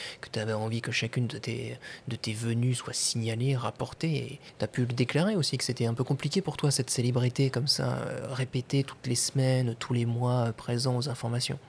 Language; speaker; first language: French; native; French